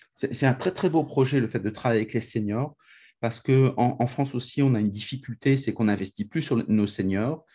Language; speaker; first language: French; native; French